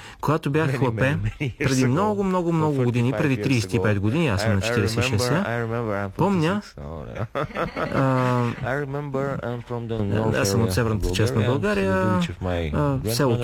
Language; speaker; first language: Bulgarian; non-native, fluent; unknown